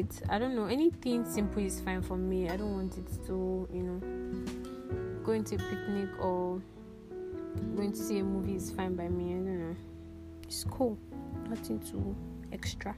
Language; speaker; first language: English; non-native, local second language; Yoruba